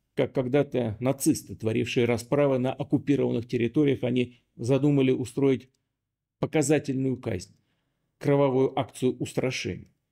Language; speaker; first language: Russian; native; Russian